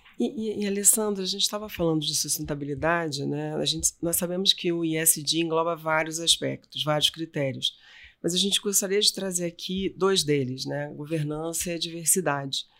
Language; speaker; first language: Portuguese; native; Portuguese